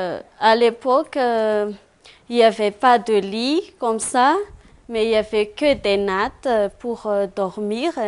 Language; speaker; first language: French; non-native, local second language; Malagasy